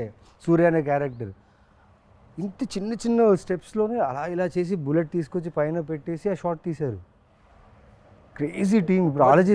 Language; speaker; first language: Telugu; native; Telugu